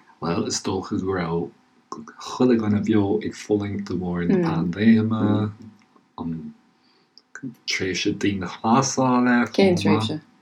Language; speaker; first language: Irish; native; Irish